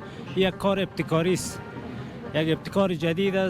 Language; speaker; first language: Persian; native; Persian